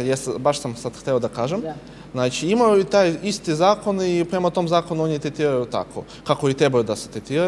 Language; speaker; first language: Serbian; non-native, fluent; Russian